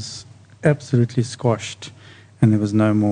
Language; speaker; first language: English; native; English